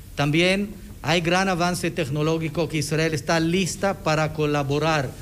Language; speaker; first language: Spanish; non-native, fluent; Hebrew